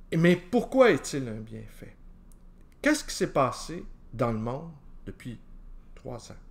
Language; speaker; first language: French; native; French